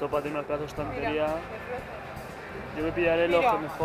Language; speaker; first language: Spanish; native; Spanish